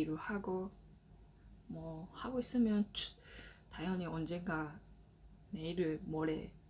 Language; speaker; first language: Korean; non-native, learner; Japanese